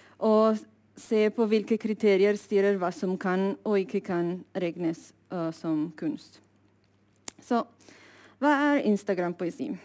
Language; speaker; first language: Norwegian; non-native, fluent; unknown